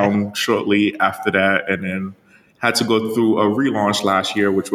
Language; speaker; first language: English; early bilingual, other home language; Haitian Creole